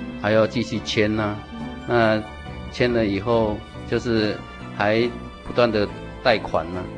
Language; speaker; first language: Chinese; native; Chinese